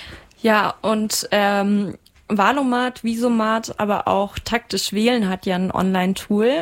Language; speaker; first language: German; native; German